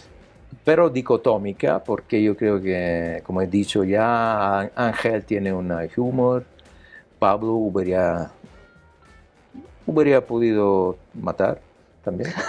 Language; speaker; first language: Spanish; non-native, learner; Italian